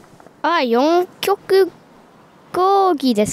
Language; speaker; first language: Japanese; non-native, learner; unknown